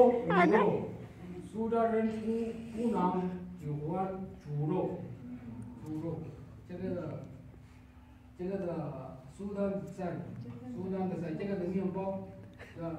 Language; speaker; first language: Chinese; non-native, learner; Arabic